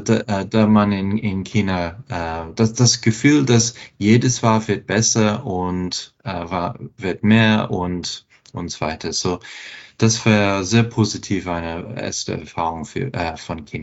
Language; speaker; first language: German; non-native, fluent; English